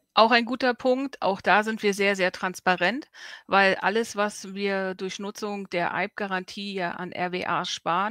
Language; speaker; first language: German; native; German